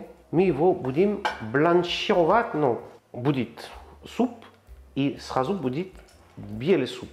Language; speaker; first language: Russian; non-native, learner; French